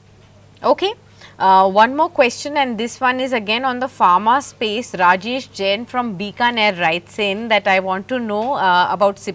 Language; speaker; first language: English; non-native, local second language; Hindi